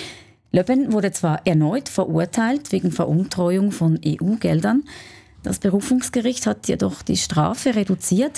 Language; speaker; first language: German; native; German